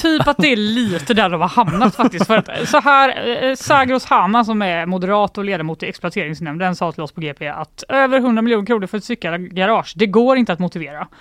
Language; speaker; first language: Swedish; native; Swedish